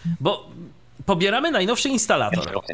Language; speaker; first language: Polish; native; Polish